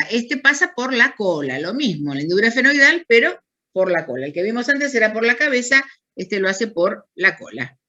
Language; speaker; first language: Spanish; native; Spanish